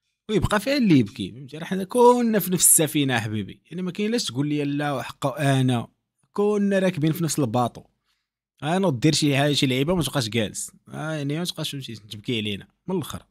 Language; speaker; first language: Arabic; native; Arabic